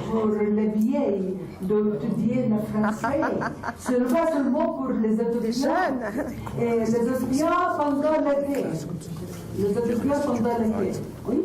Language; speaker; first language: French; non-native, learner; Arabic